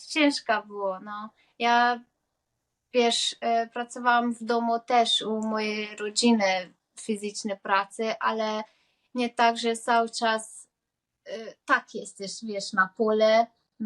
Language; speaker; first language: Polish; non-native, learner; Hungarian